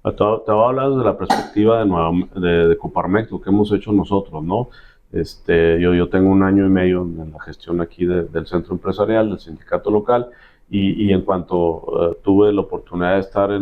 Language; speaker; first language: Spanish; native; Spanish